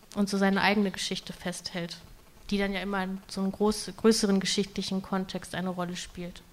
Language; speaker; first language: German; non-native, local second language; Russian